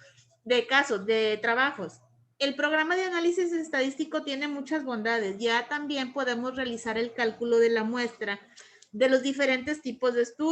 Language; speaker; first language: Spanish; native; Spanish